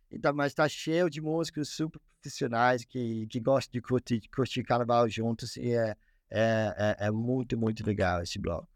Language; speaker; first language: Portuguese; non-native, fluent; English